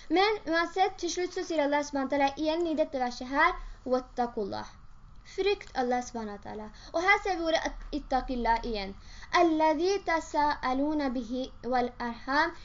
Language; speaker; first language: Norwegian; early bilingual, other home language; Urdu